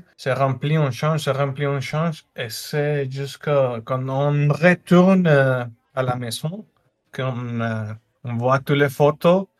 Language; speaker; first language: French; non-native, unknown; Spanish